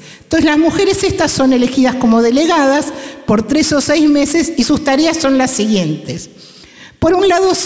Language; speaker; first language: Spanish; native; Spanish